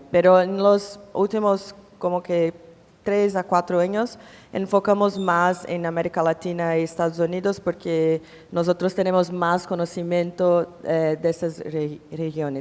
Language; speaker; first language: Spanish; non-native, fluent; Portuguese